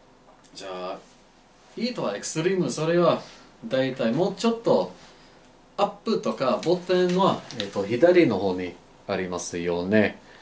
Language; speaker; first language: Japanese; non-native, fluent; English